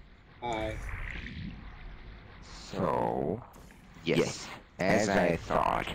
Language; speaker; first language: English; non-native, learner; German